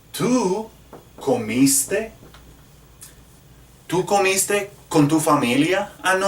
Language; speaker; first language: Spanish; non-native, fluent; English